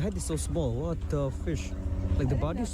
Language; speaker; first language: English; non-native, learner; Indonesian